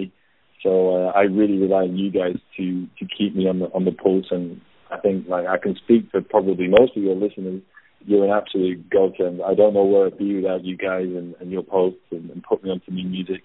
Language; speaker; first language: English; native; English